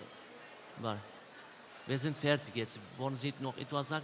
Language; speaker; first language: German; non-native, learner; Central Kurdish